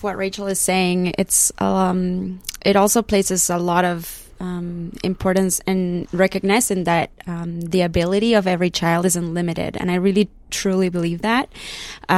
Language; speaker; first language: English; non-native, fluent; Spanish